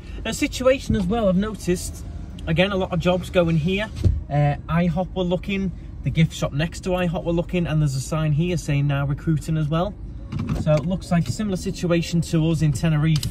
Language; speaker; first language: English; native; English